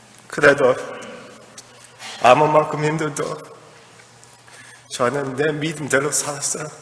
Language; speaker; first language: Korean; early bilingual, heritage; Korean